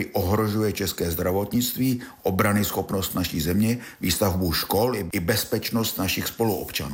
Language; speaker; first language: Czech; native; Czech